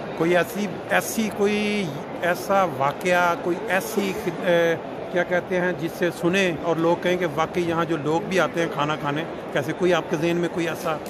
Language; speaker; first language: Urdu; non-native, local second language; Punjabi